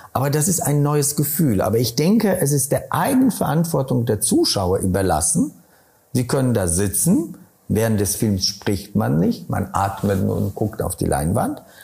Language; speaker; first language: German; non-native, fluent; Polish